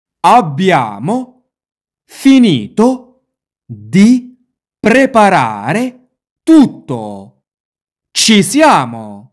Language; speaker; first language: Italian; non-native, fluent; Arabic